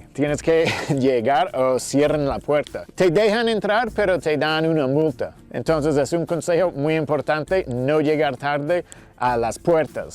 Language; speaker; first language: Spanish; non-native, fluent; English